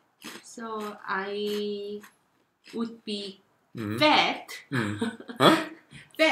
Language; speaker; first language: English; non-native, learner; Korean